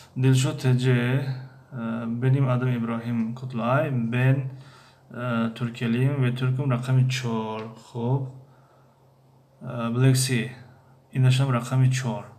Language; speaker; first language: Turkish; non-native, fluent; Tajik